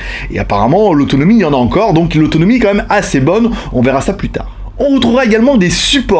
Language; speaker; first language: French; native; French